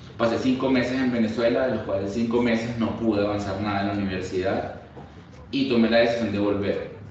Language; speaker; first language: Spanish; native; Spanish